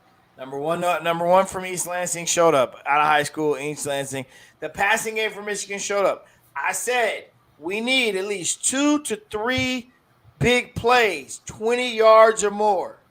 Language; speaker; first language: English; native; English